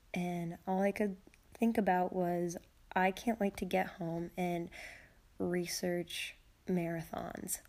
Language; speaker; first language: English; native; English